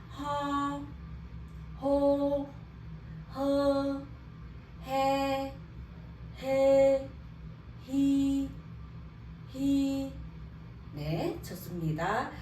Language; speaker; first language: Korean; non-native, learner; Vietnamese